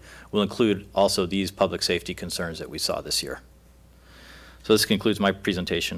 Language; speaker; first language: English; native; English